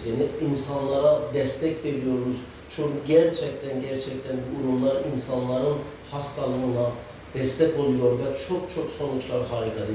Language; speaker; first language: Turkish; non-native, fluent; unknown